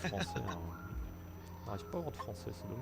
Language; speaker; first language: French; native; French